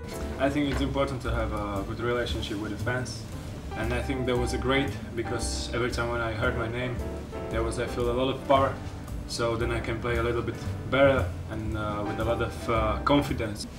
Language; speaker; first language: English; non-native, learner; Slovak